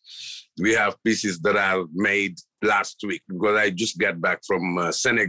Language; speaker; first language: English; non-native, fluent; Wolof